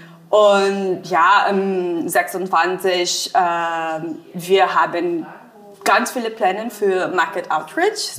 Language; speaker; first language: German; non-native, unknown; Portuguese